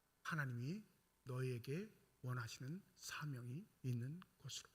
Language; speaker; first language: Korean; native; Korean